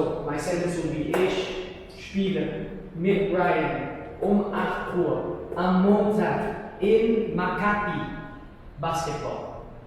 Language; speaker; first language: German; non-native, learner; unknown